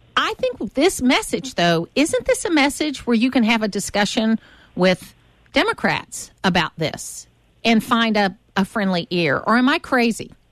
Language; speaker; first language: English; native; English